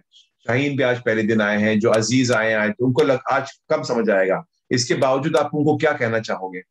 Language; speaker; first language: Hindi; native; Hindi